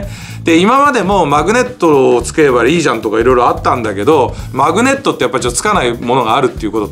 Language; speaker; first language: Japanese; native; Japanese